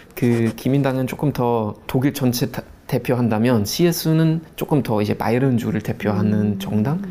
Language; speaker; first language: Korean; non-native, fluent; German